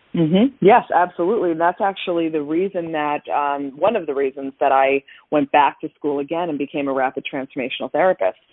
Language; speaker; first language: English; native; English